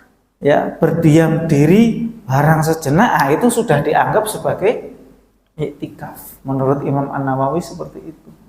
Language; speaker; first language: Indonesian; non-native, local second language; Javanese